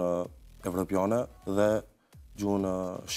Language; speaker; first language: Albanian; early bilingual, heritage; Albanian